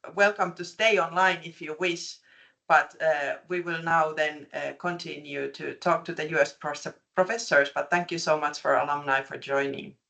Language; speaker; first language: English; non-native, fluent; Finnish